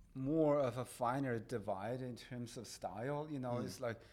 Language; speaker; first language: English; non-native, fluent; Chinese